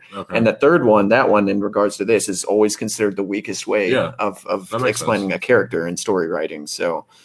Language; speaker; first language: English; early bilingual, other home language; German